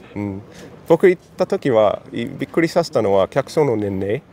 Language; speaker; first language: Japanese; non-native, fluent; English